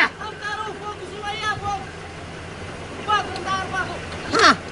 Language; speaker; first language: Arabic; non-native, learner; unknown